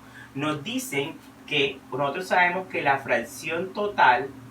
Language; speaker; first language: Spanish; native; Spanish